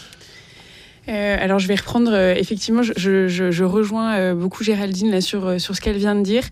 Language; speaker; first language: French; native; French